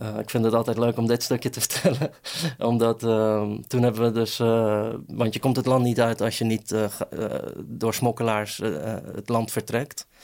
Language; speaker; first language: Dutch; early bilingual, other home language; Persian